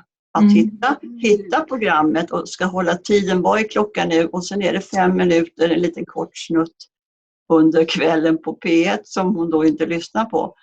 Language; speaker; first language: Swedish; native; Swedish